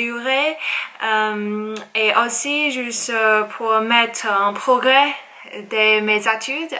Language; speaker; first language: French; non-native, learner; Chinese